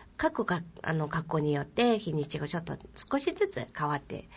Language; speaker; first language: Japanese; non-native, fluent; Mongolian